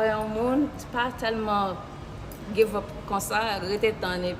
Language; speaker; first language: French; non-native, learner; Haitian Creole